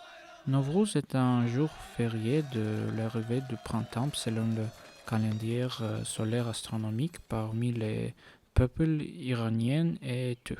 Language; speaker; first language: French; non-native, learner; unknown